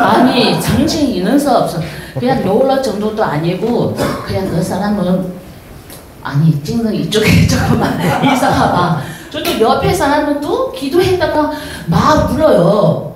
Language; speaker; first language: Korean; non-native, learner; Chinese